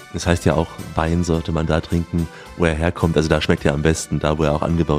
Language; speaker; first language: German; native; German